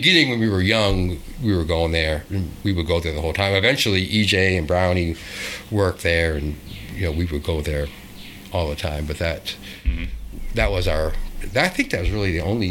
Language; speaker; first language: English; native; English